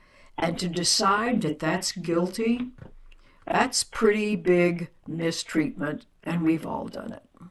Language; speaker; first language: English; native; English